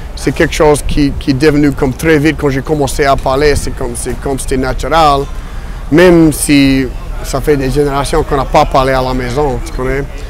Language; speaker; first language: French; non-native, fluent; English